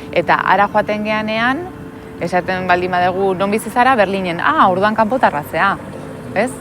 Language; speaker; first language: Basque; native; Basque